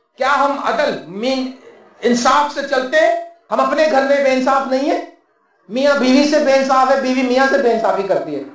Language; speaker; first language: Urdu; non-native, local second language; Punjabi